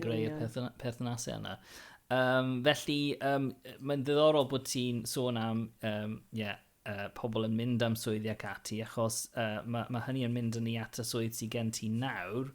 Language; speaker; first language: Welsh; non-native, local second language; English